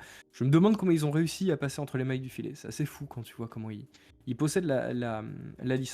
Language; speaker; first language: French; native; French